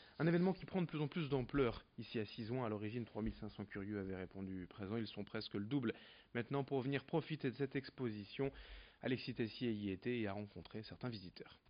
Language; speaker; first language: French; native; French